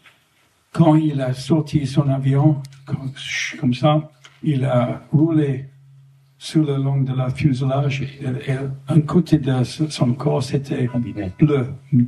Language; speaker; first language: French; non-native, fluent; English